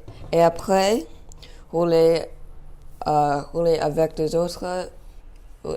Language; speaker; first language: French; non-native, learner; English